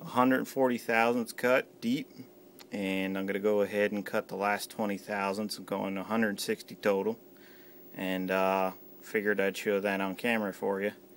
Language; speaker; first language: English; native; English